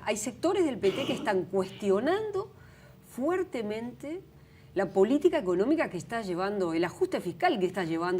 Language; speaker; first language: Spanish; native; Spanish